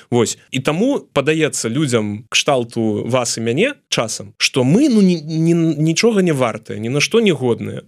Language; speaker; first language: Belarusian; non-native, local second language; Russian